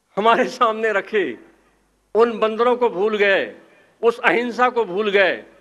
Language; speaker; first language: Hindi; native; Hindi